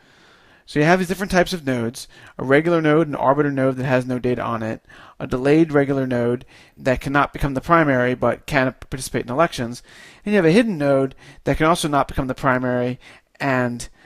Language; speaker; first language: English; native; English